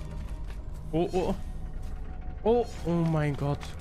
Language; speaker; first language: German; native; German